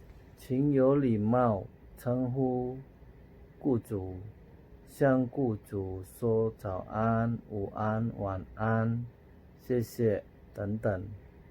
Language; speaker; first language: Chinese; non-native, fluent; Indonesian